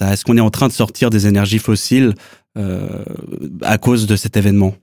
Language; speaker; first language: French; native; French